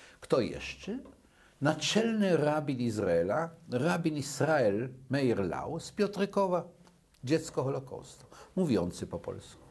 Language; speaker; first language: Polish; early bilingual, other home language; Yiddish